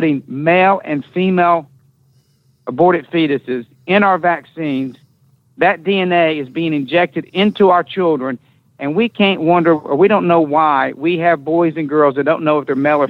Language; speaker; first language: English; native; English